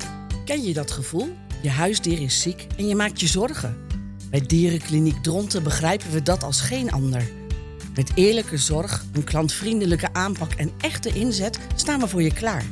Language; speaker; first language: Dutch; native; Dutch